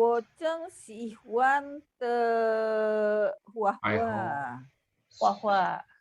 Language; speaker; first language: Chinese; non-native, learner; Indonesian